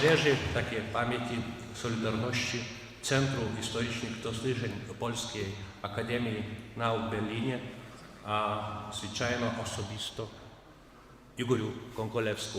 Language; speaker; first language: Ukrainian; non-native, fluent; Lithuanian